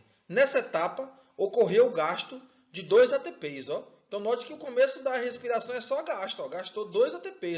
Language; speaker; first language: Portuguese; native; Portuguese